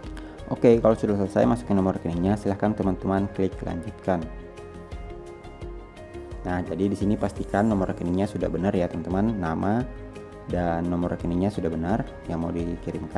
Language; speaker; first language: Indonesian; native; Indonesian